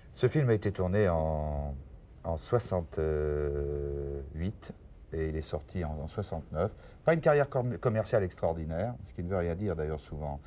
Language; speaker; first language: French; native; French